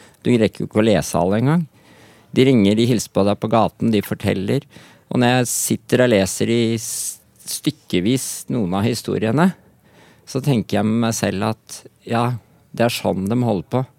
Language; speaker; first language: Norwegian; native; Norwegian